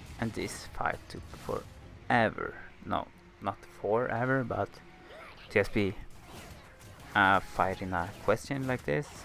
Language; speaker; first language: English; non-native, fluent; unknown